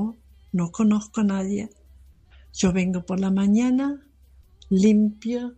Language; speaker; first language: Spanish; non-native, fluent; German